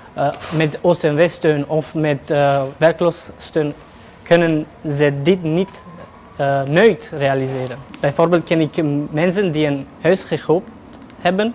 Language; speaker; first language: Dutch; non-native, fluent; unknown